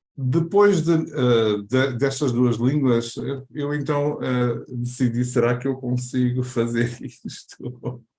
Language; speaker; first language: Portuguese; native; Portuguese